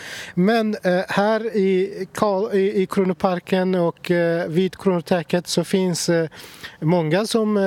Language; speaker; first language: Swedish; non-native, fluent; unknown